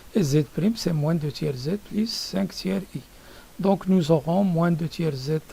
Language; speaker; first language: French; non-native, local second language; Arabic